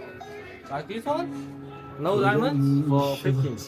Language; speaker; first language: English; non-native, learner; Chinese